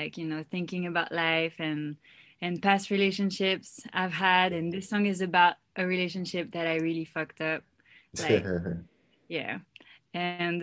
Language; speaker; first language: English; non-native, fluent; French